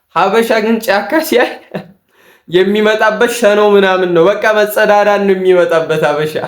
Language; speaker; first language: Amharic; native; Amharic